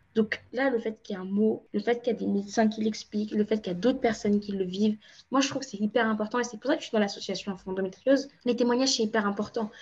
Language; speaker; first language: French; native; French